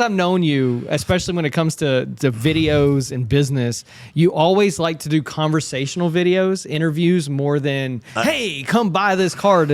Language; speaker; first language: English; native; English